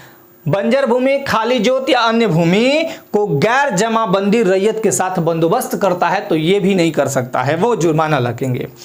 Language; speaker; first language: Hindi; native; Hindi